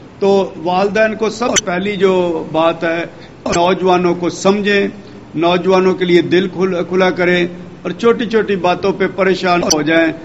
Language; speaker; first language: Urdu; non-native, local second language; Punjabi